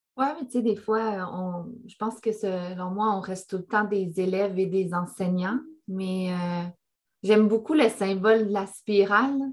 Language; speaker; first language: French; native; French